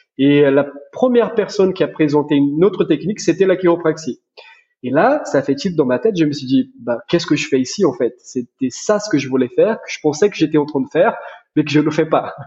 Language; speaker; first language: French; non-native, fluent; Portuguese